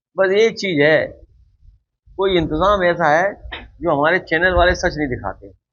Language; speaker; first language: Hindi; native; Hindi